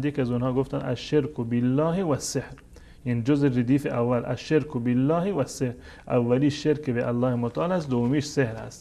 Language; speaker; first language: Persian; native; Persian